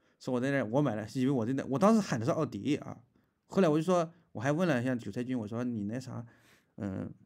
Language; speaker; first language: Chinese; native; Chinese